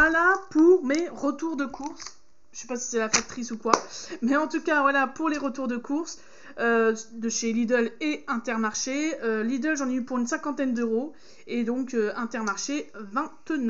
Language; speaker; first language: French; native; French